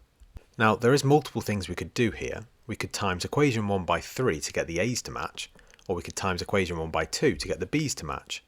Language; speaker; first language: English; native; English